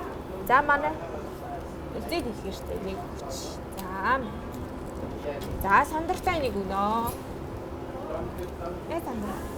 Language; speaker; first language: Mongolian; native; Mongolian